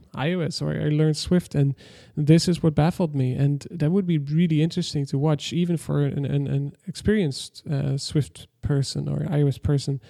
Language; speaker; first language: English; non-native, fluent; Dutch